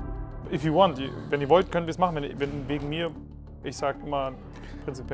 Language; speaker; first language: German; native; German